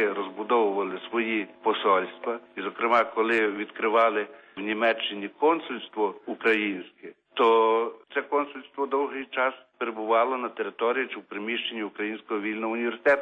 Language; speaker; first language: Ukrainian; native; Ukrainian